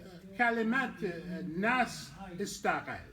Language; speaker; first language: Arabic; non-native, learner; English